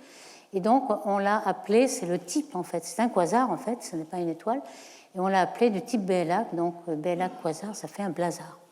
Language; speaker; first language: French; native; French